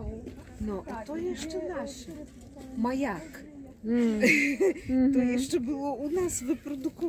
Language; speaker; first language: Russian; non-native, learner; Polish